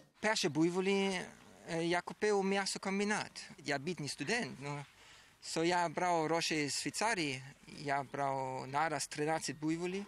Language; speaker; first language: Russian; non-native, learner; German